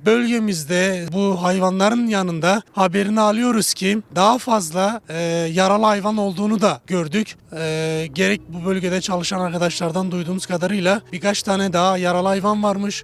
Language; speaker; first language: Turkish; native; Turkish